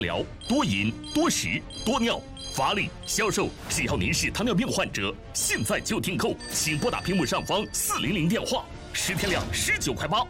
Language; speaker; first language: Chinese; native; Chinese